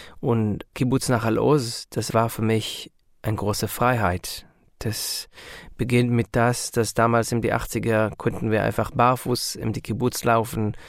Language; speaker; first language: German; non-native, learner; Hebrew